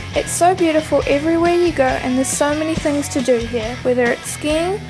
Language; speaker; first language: English; native; English